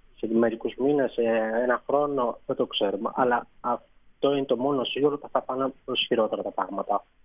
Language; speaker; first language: Greek; non-native, fluent; Persian